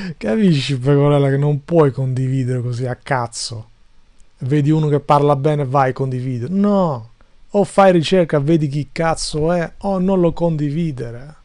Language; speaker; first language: Italian; non-native, fluent; Albanian